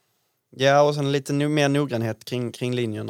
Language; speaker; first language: Swedish; native; Swedish